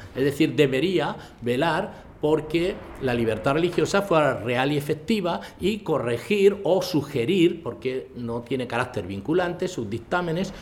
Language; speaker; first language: Spanish; native; Spanish